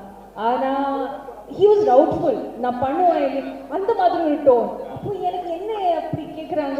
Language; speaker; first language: Tamil; non-native, fluent; Malayalam